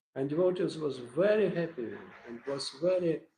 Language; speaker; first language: English; non-native, learner; Russian